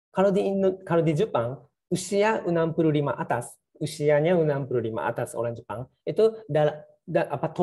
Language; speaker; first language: Indonesian; non-native, fluent; Japanese